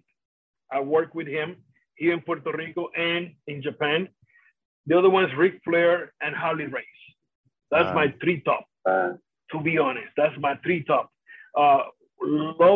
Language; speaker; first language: English; non-native, fluent; Spanish